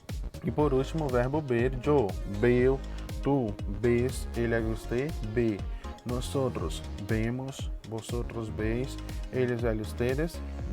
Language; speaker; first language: Spanish; non-native, fluent; Portuguese